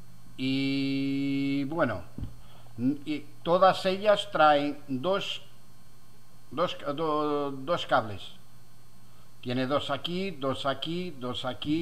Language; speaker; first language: Spanish; non-native, fluent; Portuguese